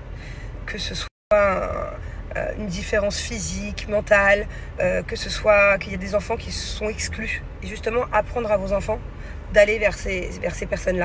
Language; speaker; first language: French; native; French